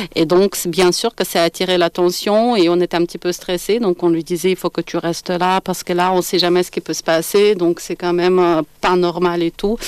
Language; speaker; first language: French; non-native, fluent; Ukrainian